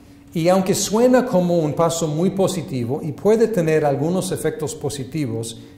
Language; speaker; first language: Spanish; non-native, fluent; English